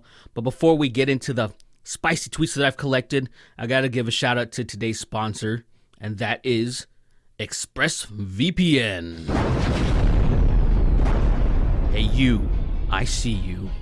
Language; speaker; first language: English; native; English